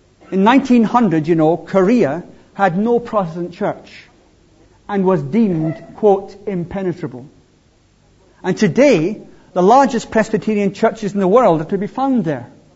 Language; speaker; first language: English; native; English